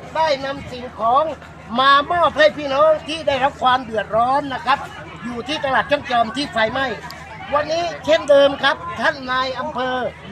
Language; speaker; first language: Thai; native; Thai